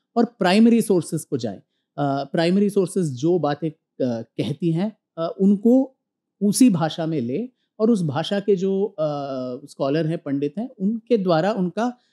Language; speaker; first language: Hindi; non-native, local second language; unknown